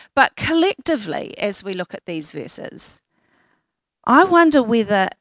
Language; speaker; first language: English; native; English